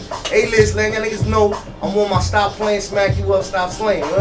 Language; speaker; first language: English; native; English